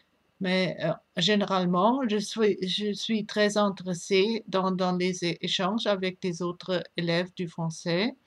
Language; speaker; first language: French; non-native, fluent; German